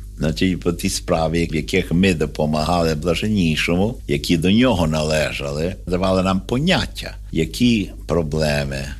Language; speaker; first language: Ukrainian; early bilingual, heritage; Ukrainian